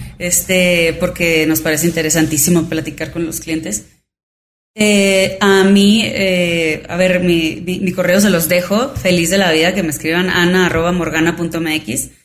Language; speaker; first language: Spanish; native; Spanish